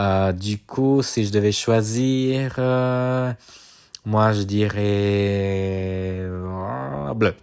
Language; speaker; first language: French; non-native, fluent; Italian